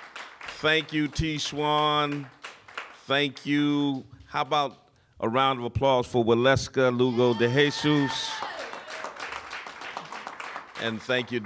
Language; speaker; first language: English; native; English